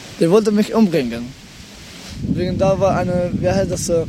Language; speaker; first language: German; non-native, learner; Pashto